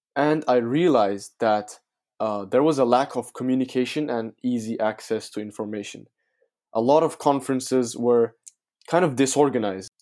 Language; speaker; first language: English; non-native, fluent; Turkish